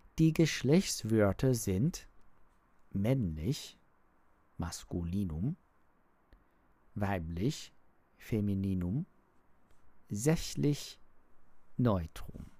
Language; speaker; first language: German; non-native, learner; English